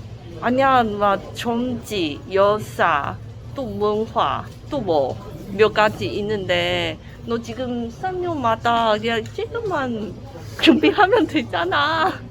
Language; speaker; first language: Korean; non-native, learner; Chinese